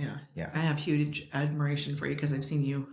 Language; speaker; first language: English; native; English